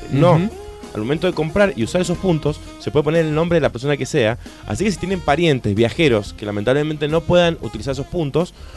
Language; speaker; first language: Spanish; native; Spanish